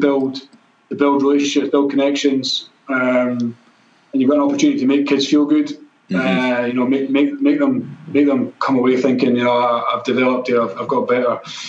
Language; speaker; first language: English; native; English